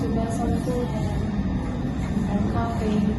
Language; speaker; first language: English; non-native, learner; Indonesian